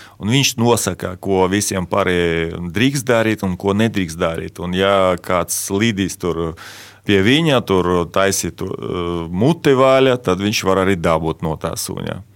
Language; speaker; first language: Latvian; non-native, local second language; Russian